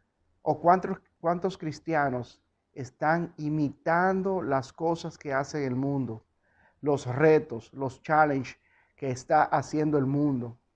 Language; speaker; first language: Spanish; native; Spanish